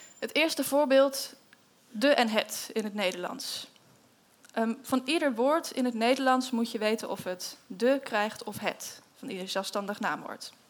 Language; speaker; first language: Dutch; native; Dutch